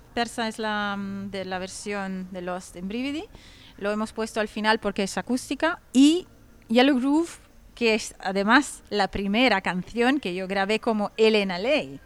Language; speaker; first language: Spanish; non-native, fluent; Italian